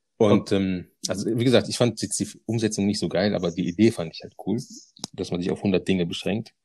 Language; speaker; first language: German; early bilingual, other home language; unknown